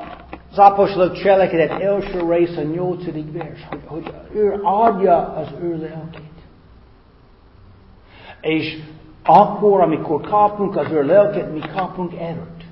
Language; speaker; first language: Hungarian; non-native, fluent; English